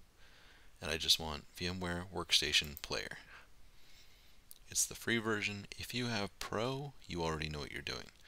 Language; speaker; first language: English; native; English